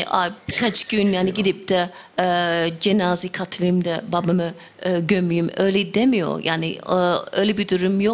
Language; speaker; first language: Turkish; non-native, fluent; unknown